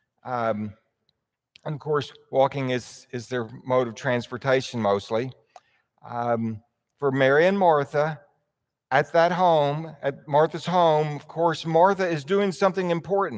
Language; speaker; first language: English; native; English